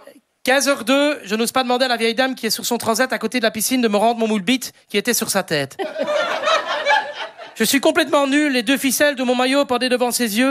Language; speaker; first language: French; native; French